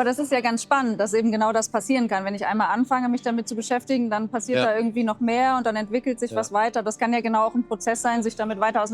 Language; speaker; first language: German; native; German